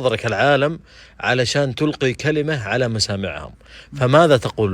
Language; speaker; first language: Arabic; native; Arabic